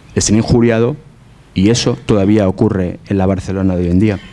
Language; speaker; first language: Spanish; native; Spanish